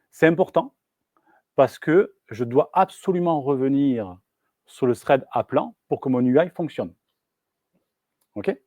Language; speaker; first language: French; native; French